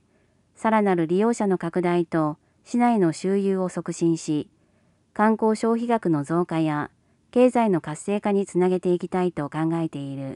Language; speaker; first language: Japanese; native; Japanese